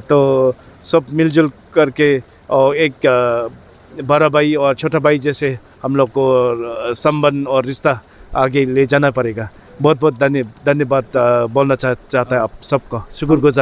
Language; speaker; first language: Hindi; non-native, fluent; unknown